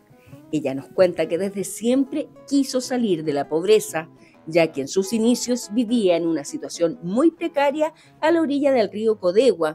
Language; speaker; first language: Spanish; native; Spanish